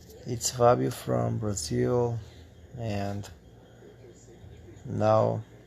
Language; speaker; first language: English; non-native, fluent; Portuguese